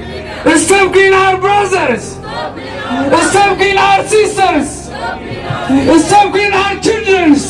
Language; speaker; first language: English; non-native, learner; Tigrinya